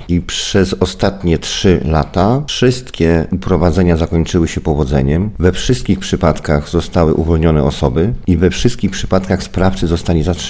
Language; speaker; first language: Polish; native; Polish